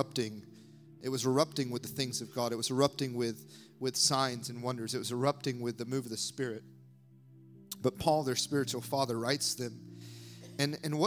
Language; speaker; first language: English; native; English